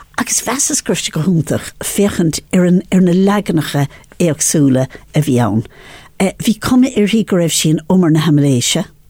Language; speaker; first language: Irish; non-native, local second language; English